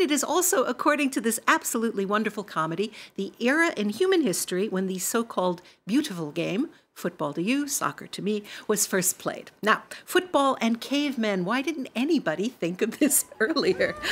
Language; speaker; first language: English; native; English